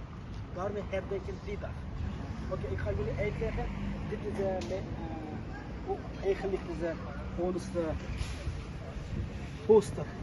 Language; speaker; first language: Dutch; non-native, learner; Uyghur